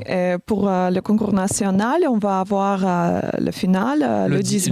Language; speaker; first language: French; non-native, learner; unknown